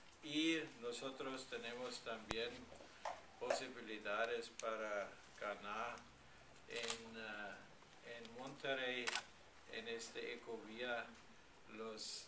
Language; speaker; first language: Spanish; non-native, fluent; German